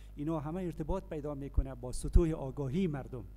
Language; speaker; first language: Persian; native; Persian